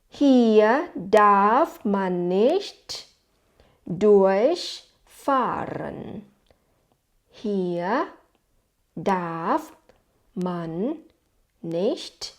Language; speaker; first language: German; non-native, fluent; Thai